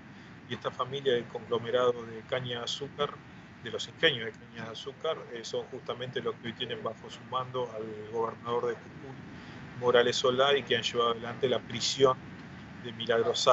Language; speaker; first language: Spanish; native; Spanish